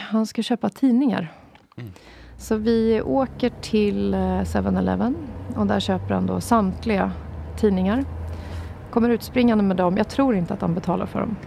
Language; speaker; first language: Swedish; native; Swedish